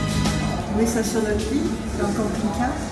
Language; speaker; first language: French; native; French